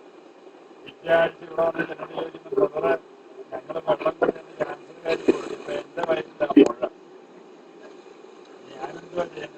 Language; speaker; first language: Malayalam; native; Malayalam